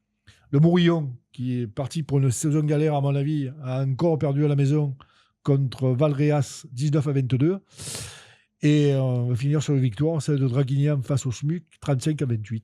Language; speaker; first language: French; native; French